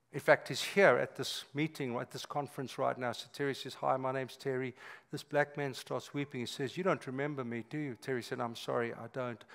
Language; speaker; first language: English; native; English